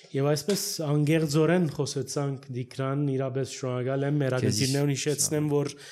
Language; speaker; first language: Armenian; early bilingual, heritage; Armenian